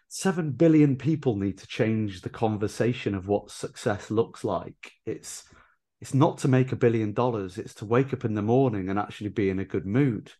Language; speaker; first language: English; native; English